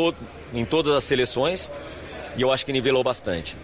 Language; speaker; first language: Portuguese; native; Portuguese